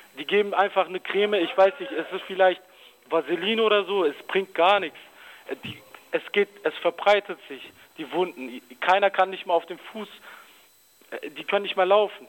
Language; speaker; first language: German; early bilingual, other home language; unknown